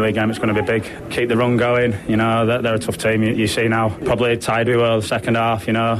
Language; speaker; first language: English; native; English